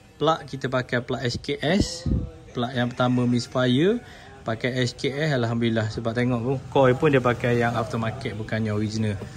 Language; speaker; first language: Malay; native; Malay